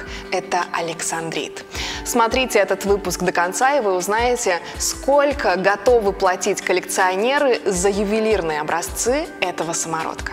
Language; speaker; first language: Russian; native; Russian